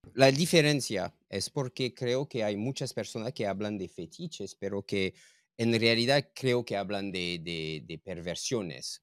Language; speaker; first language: Spanish; non-native, fluent; English